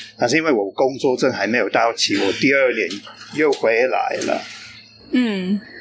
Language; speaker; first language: Chinese; non-native, fluent; English